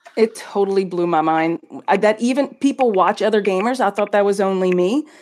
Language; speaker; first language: English; native; English